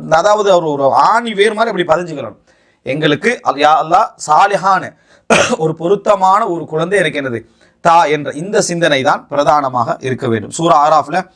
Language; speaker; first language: Tamil; native; Tamil